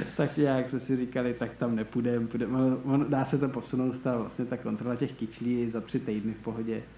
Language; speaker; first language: Czech; native; Czech